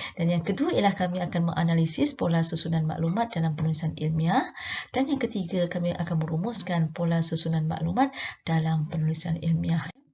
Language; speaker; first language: Malay; native; Malay